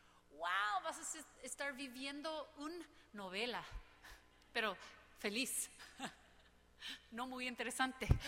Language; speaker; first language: Spanish; non-native, fluent; English